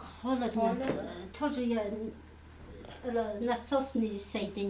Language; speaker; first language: Russian; non-native, local second language; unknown